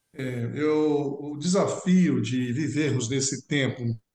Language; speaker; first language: Portuguese; native; Portuguese